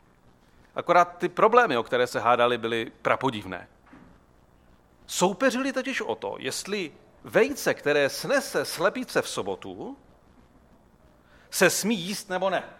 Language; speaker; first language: Czech; native; Czech